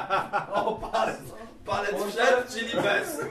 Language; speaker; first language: Polish; native; Polish